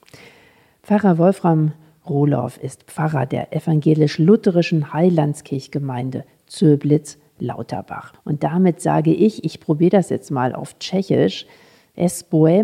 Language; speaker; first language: German; native; German